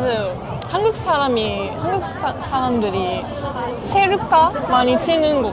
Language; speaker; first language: Korean; non-native, learner; Japanese